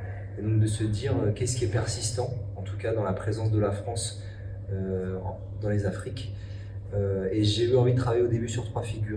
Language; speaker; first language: French; native; French